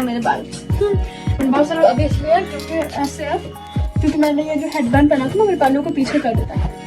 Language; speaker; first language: Hindi; early bilingual, heritage; Hindi